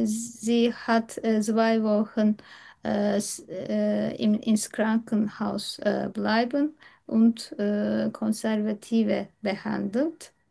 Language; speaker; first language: German; non-native, learner; Turkish